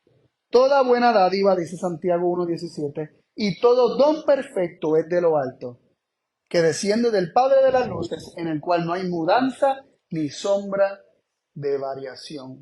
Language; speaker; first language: Spanish; native; Spanish